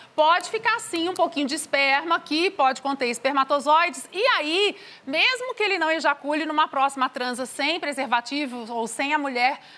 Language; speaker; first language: Portuguese; native; Portuguese